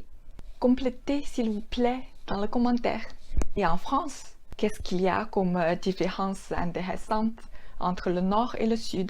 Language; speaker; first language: French; non-native, fluent; Chinese